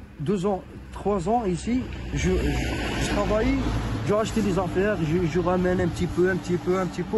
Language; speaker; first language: French; non-native, learner; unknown